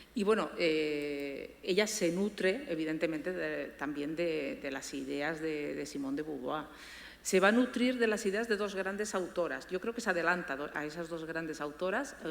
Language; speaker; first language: Spanish; native; Spanish